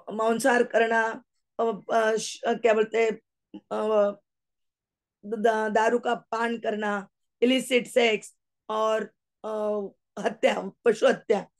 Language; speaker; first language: Hindi; non-native, local second language; Marathi